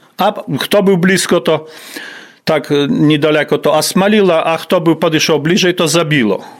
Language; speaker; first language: Ukrainian; native; Ukrainian